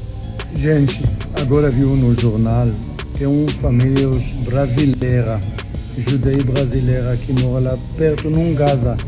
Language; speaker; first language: Portuguese; non-native, learner; Hebrew